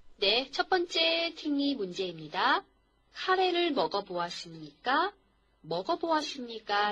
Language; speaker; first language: Korean; non-native, fluent; Chinese